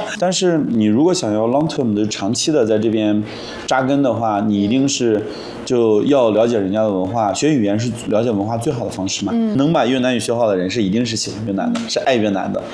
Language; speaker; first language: Chinese; native; Chinese